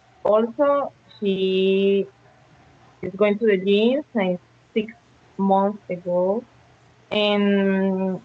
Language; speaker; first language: English; non-native, learner; Spanish